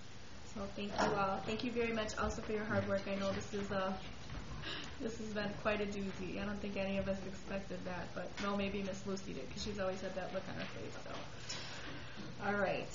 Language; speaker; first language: English; native; English